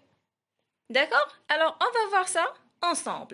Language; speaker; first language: French; non-native, local second language; Arabic